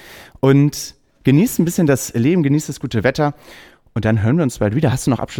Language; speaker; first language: German; native; German